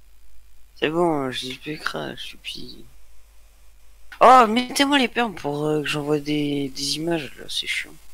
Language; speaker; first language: French; native; French